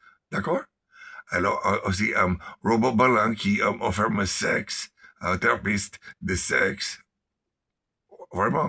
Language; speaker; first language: French; non-native, learner; English